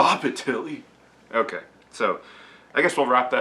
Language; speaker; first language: English; native; English